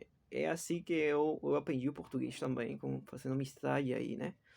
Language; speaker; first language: Portuguese; non-native, fluent; Spanish